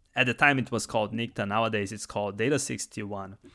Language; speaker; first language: English; non-native, fluent; Portuguese